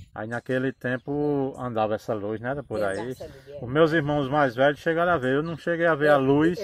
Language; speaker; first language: Portuguese; native; Portuguese